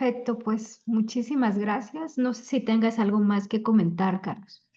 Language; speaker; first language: Spanish; native; Spanish